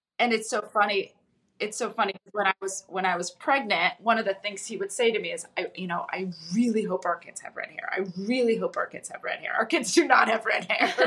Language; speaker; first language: English; early bilingual, other home language; Russian